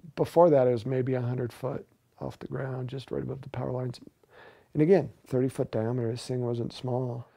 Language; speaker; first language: English; native; English